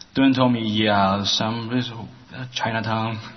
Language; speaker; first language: English; non-native, learner; Chinese